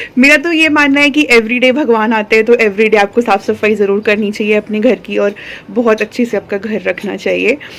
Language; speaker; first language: Hindi; non-native, local second language; Telugu